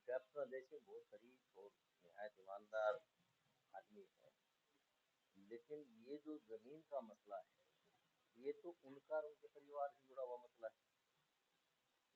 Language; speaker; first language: Hindi; native; Hindi